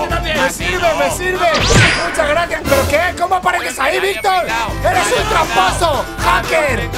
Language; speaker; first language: Spanish; native; Spanish